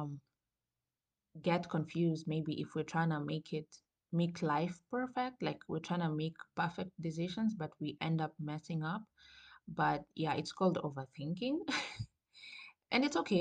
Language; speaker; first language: English; non-native, local second language; Swahili